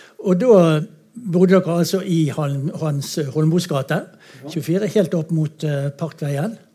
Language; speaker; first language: Norwegian; native; Norwegian